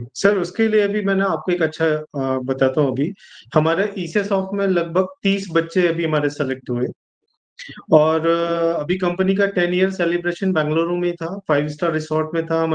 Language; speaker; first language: Hindi; native; Hindi